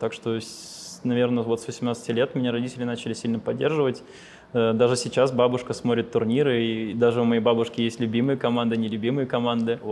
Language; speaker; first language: Russian; native; Russian